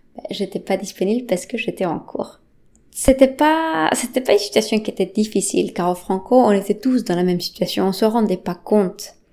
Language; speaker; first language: French; non-native, fluent; Spanish